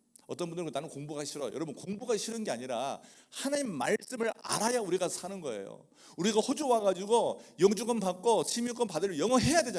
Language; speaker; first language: Korean; native; Korean